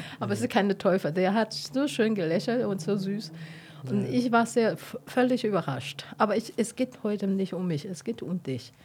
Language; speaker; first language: German; non-native, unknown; Chinese